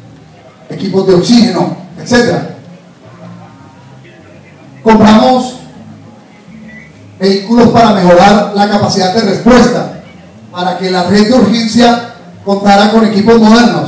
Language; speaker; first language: Spanish; native; Spanish